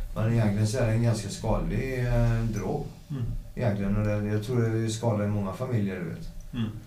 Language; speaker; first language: Swedish; native; Swedish